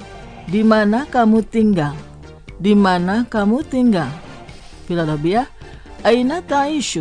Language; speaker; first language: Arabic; non-native, fluent; Indonesian